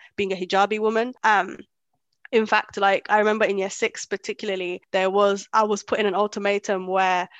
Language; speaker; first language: English; early bilingual, other home language; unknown